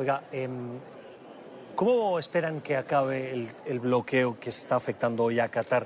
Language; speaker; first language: Spanish; native; Spanish